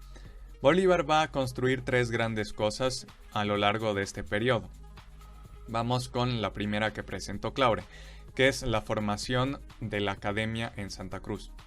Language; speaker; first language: Spanish; native; Spanish